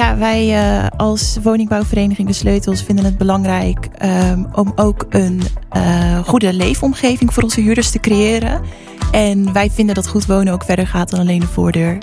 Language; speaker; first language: Dutch; native; Dutch